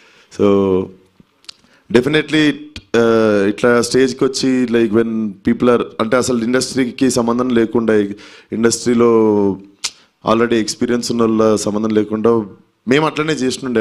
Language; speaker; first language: Telugu; native; Telugu